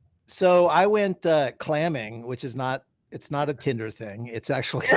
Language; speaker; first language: English; native; English